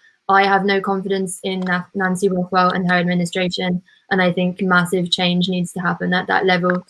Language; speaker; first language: English; native; English